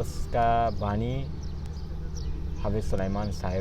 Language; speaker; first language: Hindi; non-native, learner; Burmese